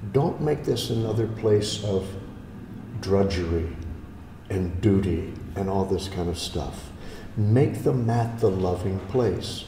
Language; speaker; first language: English; native; English